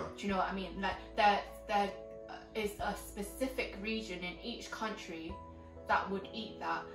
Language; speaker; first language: English; non-native, fluent; Vietnamese